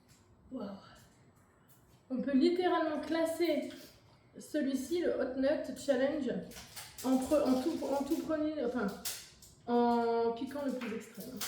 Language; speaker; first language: French; native; French